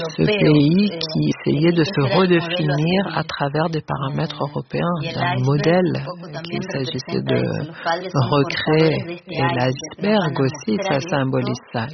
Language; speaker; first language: French; non-native, fluent; Spanish